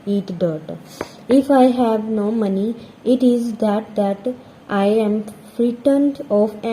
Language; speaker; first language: English; non-native, local second language; Punjabi